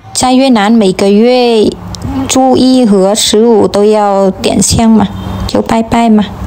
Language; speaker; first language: Chinese; non-native, fluent; Vietnamese